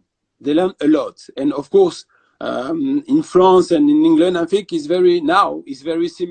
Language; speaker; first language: English; non-native, fluent; French